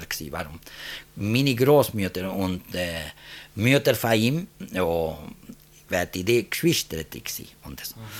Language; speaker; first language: German; early bilingual, heritage; German